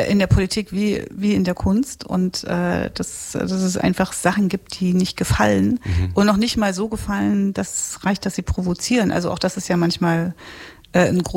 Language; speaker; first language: German; native; German